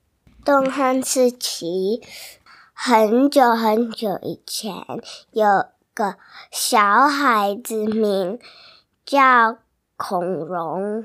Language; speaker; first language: Chinese; early bilingual, heritage; Chinese